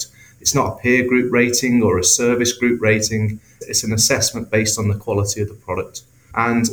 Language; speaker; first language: English; native; English